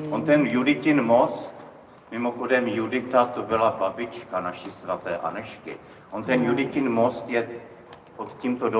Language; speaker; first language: Czech; native; Czech